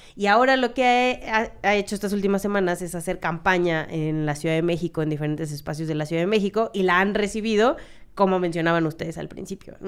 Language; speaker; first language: Spanish; native; Spanish